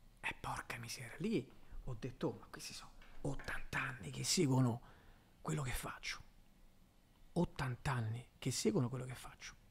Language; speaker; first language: Italian; native; Italian